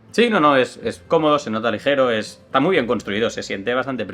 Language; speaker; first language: Spanish; native; Spanish